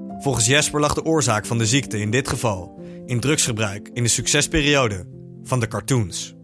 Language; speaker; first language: Dutch; native; Dutch